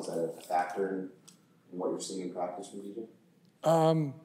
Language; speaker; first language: English; native; English